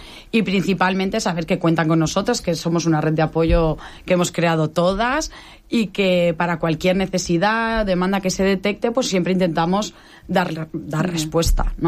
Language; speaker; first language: Spanish; native; Spanish